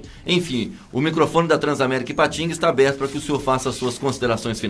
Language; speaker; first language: Portuguese; native; Portuguese